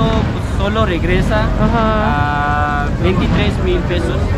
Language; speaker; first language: Spanish; non-native, learner; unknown